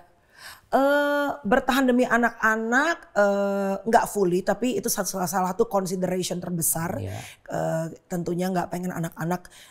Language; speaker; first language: Indonesian; native; Indonesian